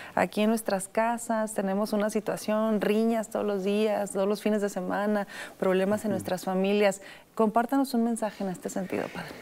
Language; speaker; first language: Spanish; native; Spanish